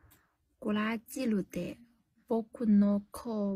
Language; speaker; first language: Japanese; non-native, learner; Chinese